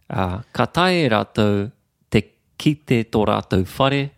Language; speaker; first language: Māori; non-native, local second language; English